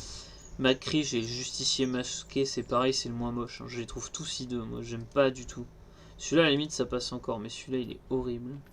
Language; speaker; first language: French; native; French